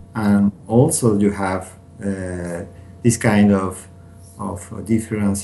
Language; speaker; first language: English; non-native, learner; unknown